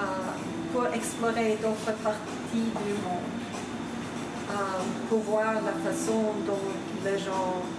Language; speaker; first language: French; non-native, fluent; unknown